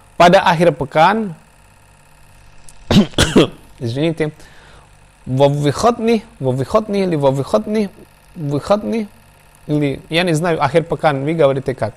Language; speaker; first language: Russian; non-native, learner; Javanese